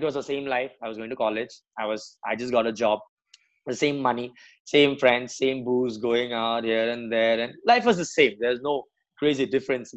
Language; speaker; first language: English; non-native, local second language; Assamese